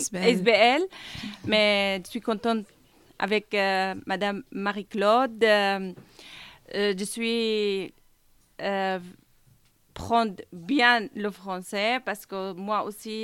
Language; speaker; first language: French; non-native, learner; Kurdish